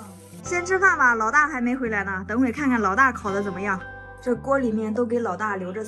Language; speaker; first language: Chinese; native; Chinese